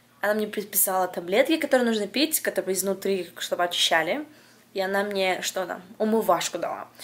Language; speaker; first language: Russian; early bilingual, heritage; Russian